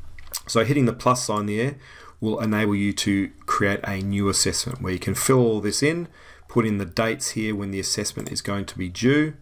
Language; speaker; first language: English; native; English